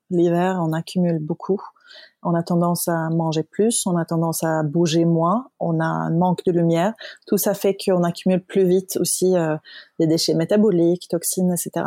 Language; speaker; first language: French; non-native, fluent; Swedish